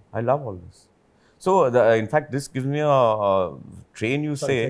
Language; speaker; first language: English; non-native, local second language; Hindi